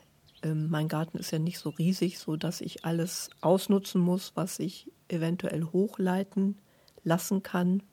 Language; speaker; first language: German; native; German